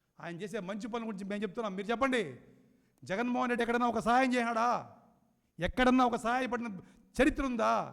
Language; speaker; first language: Telugu; native; Telugu